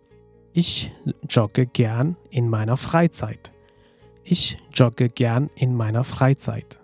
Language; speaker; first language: German; non-native, fluent; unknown